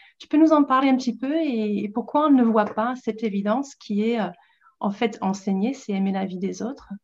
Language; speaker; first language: French; non-native, fluent; English